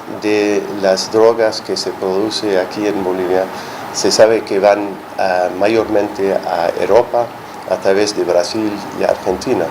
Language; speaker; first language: Spanish; non-native, fluent; English